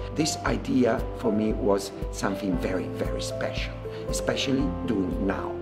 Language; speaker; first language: English; non-native, fluent; Italian